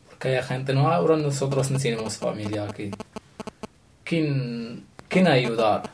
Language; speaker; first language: Spanish; non-native, learner; Arabic